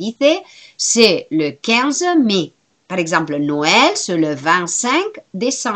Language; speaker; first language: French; non-native, fluent; Spanish